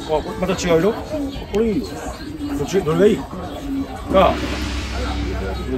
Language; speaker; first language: Japanese; native; Japanese